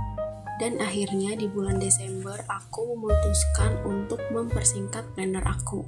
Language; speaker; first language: Indonesian; native; Indonesian